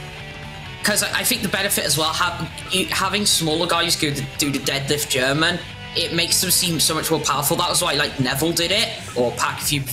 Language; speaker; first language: English; native; English